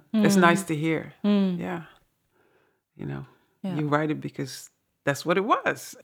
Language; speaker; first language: English; non-native, fluent; Dutch